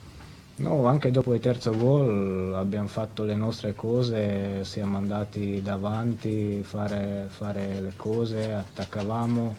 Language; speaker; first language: Italian; non-native, fluent; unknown